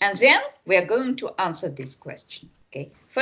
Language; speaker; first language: English; non-native, fluent; Russian